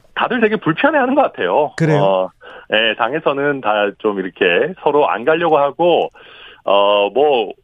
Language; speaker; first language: Korean; native; Korean